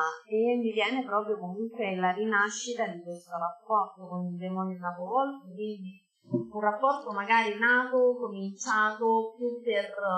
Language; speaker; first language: Italian; native; Italian